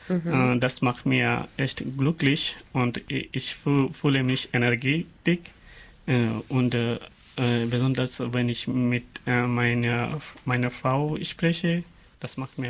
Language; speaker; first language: German; non-native, learner; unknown